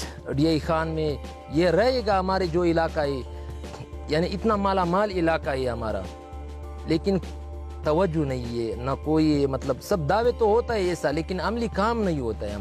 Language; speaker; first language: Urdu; non-native, local second language; Pashto